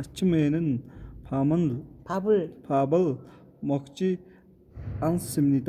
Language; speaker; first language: Korean; non-native, fluent; Mongolian